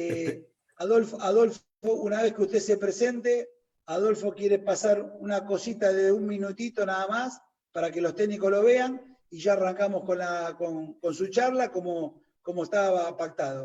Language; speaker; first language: Spanish; native; Spanish